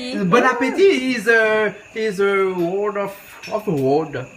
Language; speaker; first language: English; non-native, learner; Réunion Creole French